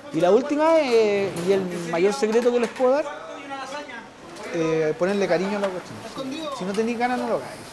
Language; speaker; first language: Spanish; native; Spanish